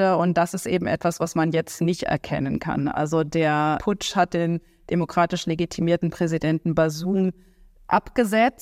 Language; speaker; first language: German; native; German